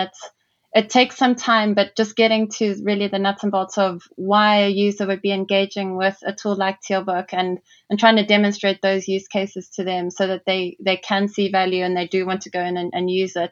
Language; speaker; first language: English; native; English